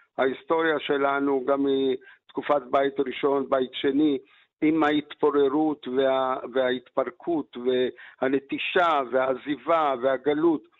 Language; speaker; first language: Hebrew; early bilingual, other home language; Arabic